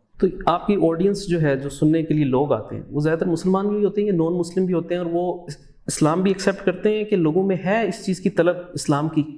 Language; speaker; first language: Urdu; native; Urdu